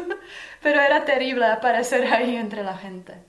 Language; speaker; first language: Spanish; non-native, fluent; Czech